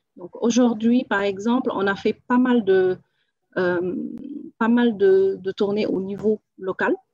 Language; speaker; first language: French; non-native, local second language; Wolof